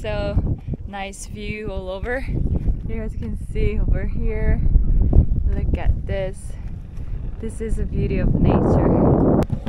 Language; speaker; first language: English; non-native, fluent; Korean